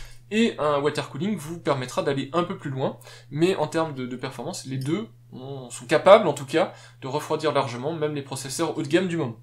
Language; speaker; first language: French; native; French